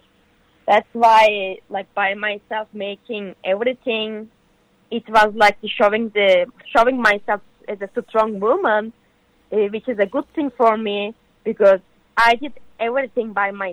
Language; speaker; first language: English; non-native, learner; Turkish